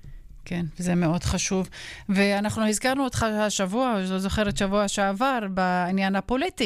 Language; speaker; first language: Hebrew; non-native, local second language; Arabic